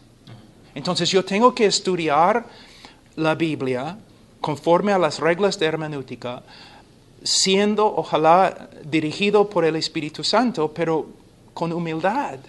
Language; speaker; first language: Spanish; non-native, fluent; English